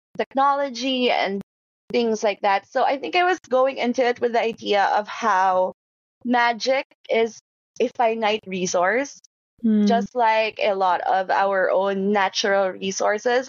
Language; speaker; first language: English; non-native, local second language; Hiligaynon